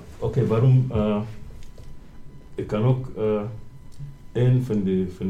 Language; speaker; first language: Dutch; non-native, learner; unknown